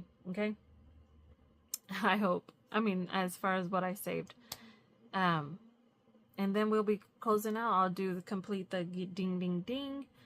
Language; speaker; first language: English; native; English